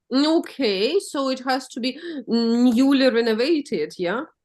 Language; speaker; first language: English; non-native, fluent; Russian